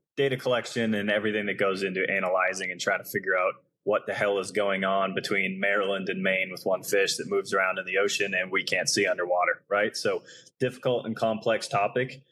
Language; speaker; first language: English; native; English